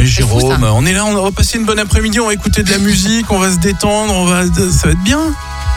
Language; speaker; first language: French; native; French